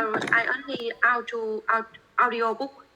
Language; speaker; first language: English; non-native, learner; Vietnamese